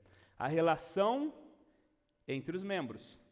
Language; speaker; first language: Portuguese; native; Portuguese